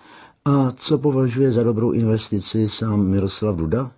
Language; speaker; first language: Czech; native; Czech